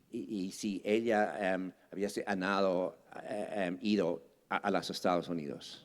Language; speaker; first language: Spanish; non-native, fluent; English